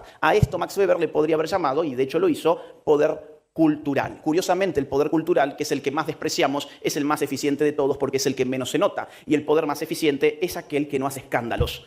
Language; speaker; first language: Spanish; native; Spanish